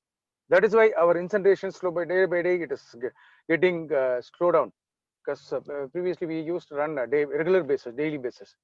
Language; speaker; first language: English; non-native, local second language; Tamil